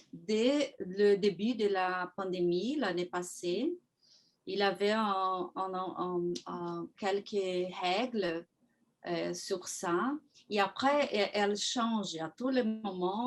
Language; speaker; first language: French; non-native, fluent; Portuguese